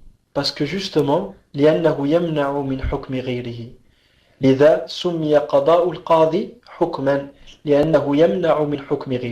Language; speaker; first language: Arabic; non-native, fluent; French